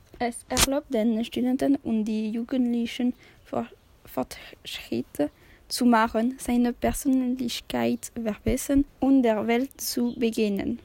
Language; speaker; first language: German; non-native, learner; French